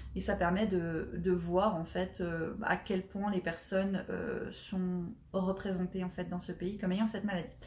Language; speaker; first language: French; native; French